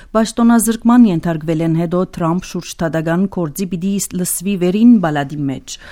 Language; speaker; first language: Armenian; early bilingual, heritage; Armenian